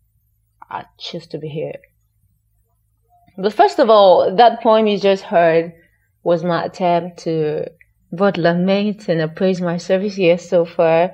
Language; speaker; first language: English; non-native, local second language; Hausa